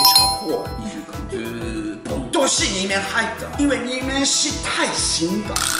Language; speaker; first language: Chinese; non-native, fluent; Japanese